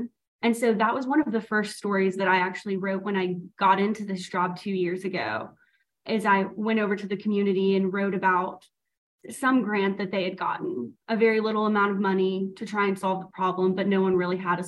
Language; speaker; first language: English; native; English